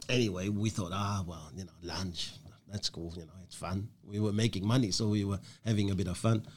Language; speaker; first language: English; non-native, fluent; French